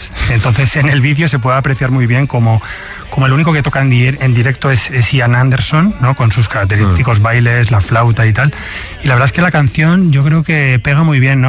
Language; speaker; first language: Spanish; native; Spanish